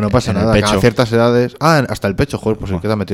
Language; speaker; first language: Spanish; native; Spanish